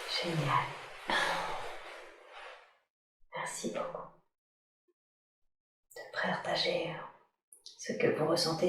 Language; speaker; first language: French; native; French